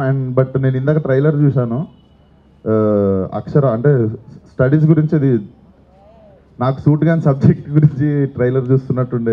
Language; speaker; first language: Telugu; native; Telugu